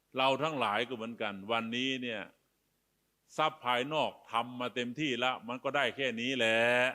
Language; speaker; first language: Thai; native; Thai